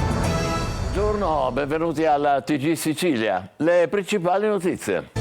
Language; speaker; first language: Italian; native; Italian